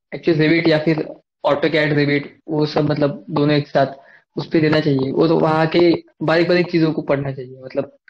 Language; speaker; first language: Hindi; non-native, local second language; Marathi